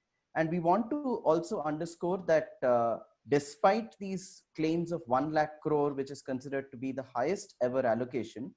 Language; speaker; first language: English; non-native, local second language; Hindi